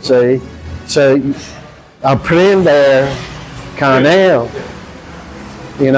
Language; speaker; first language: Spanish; non-native, learner; English